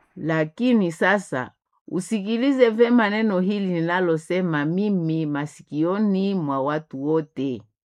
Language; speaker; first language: Swahili; non-native, local second language; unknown